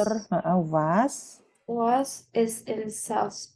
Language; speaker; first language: German; non-native, learner; Indonesian